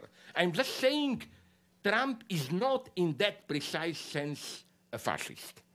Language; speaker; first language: English; non-native, fluent; Slovenian